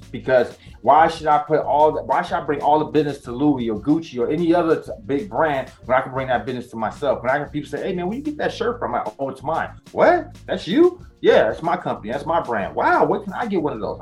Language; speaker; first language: English; native; English